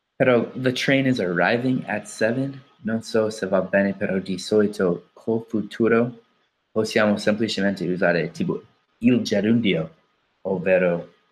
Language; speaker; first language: Italian; non-native, fluent; English